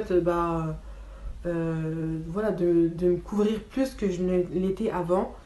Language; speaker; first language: French; early bilingual, other home language; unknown